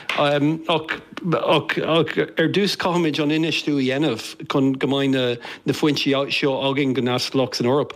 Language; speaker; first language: Irish; non-native, local second language; English